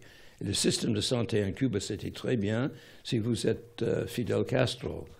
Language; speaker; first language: French; non-native, fluent; English